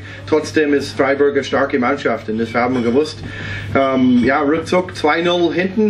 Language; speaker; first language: German; non-native, fluent; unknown